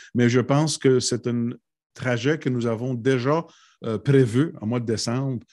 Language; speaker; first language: French; non-native, local second language; English